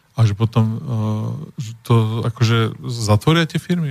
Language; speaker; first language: Slovak; native; Slovak